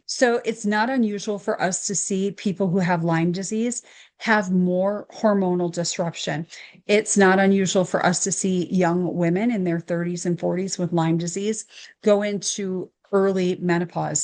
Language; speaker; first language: English; native; English